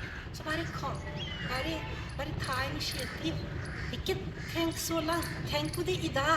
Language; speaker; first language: Norwegian; non-native, fluent; Urdu